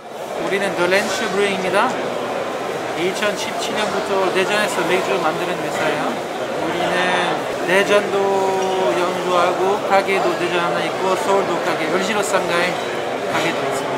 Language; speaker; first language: Korean; non-native, learner; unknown